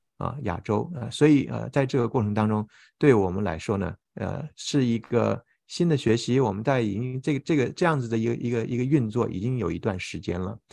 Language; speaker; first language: Chinese; native; Chinese